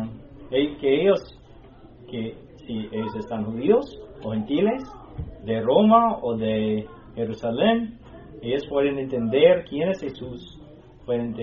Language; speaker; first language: Spanish; non-native, fluent; English